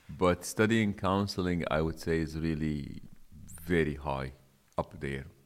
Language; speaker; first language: English; non-native, local second language; Arabic